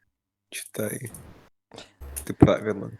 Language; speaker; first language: Russian; early bilingual, heritage; Russian